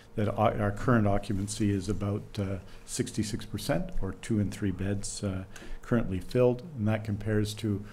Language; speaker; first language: English; native; English